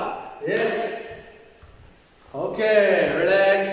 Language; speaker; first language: English; non-native, learner; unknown